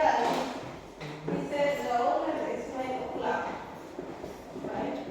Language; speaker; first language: English; non-native, local second language; Filipino